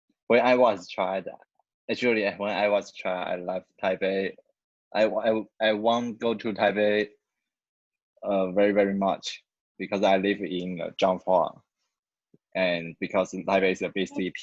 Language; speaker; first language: English; non-native, learner; Chinese